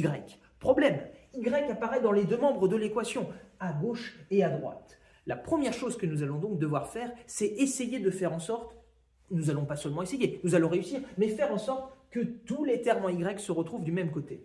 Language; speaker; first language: French; native; French